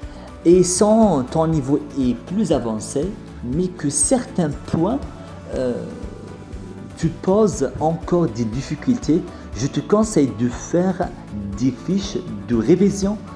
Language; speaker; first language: French; non-native, fluent; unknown